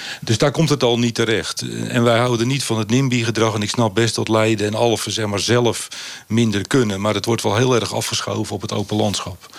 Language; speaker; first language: Dutch; native; Dutch